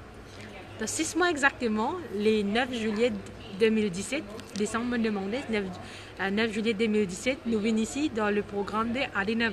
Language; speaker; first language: French; non-native, learner; Morisyen